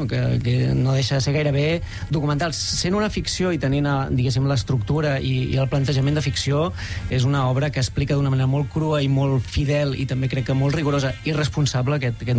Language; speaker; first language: Catalan; native; Catalan